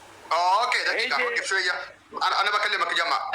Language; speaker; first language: Arabic; non-native, learner; Oromo